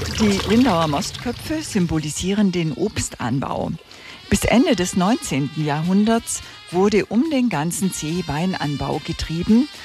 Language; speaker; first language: German; native; German